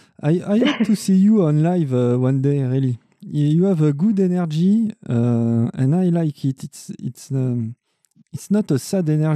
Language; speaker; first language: English; non-native, learner; French